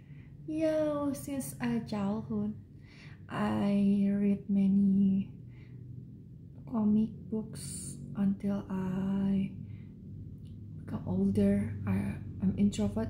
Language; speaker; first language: English; non-native, learner; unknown